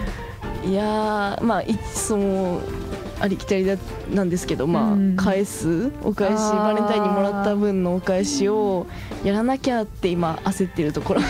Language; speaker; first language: Japanese; native; Japanese